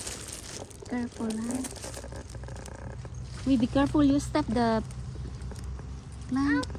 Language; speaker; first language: English; non-native, learner; Filipino